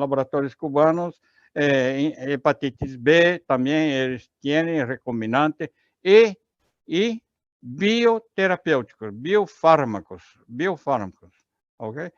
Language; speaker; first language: Spanish; non-native, learner; Portuguese